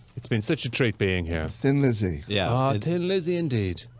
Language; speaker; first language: English; native; English